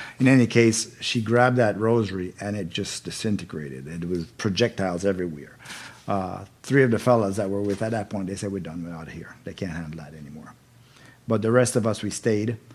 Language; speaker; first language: English; native; English